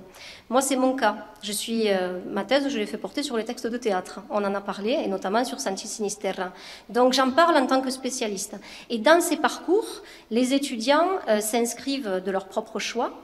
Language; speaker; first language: French; native; French